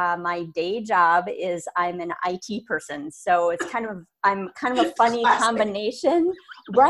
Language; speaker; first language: English; native; English